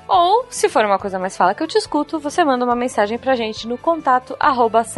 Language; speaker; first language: Portuguese; native; Portuguese